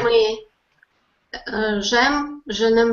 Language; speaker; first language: French; non-native, learner; Russian